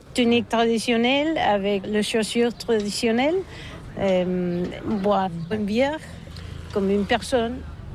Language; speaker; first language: French; non-native, learner; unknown